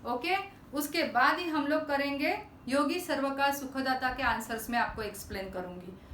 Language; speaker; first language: Hindi; non-native, local second language; Marathi